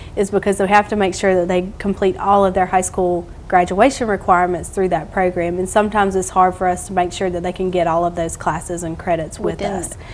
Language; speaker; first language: English; native; English